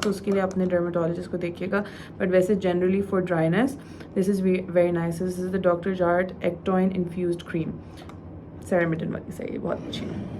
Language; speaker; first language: Urdu; native; Urdu